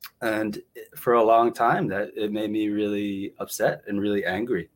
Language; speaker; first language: English; native; English